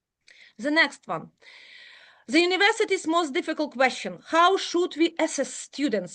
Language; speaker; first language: English; non-native, learner; Ukrainian